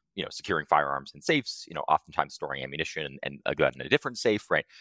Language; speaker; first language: English; native; English